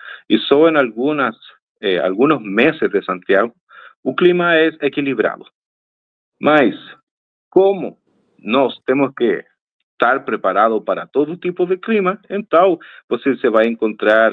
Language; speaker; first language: Portuguese; non-native, fluent; Spanish